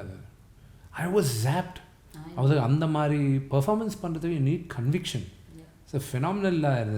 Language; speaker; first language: Tamil; non-native, local second language; Telugu